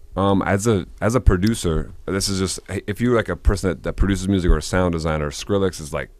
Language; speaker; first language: English; native; English